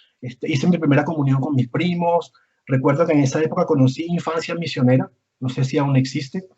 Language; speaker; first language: Spanish; native; Spanish